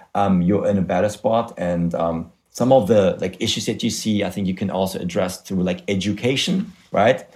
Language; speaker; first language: English; non-native, fluent; German